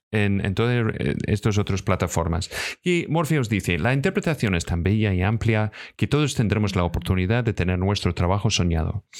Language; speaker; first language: Spanish; non-native, fluent; English